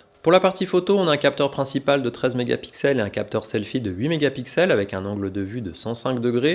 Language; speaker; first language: French; native; French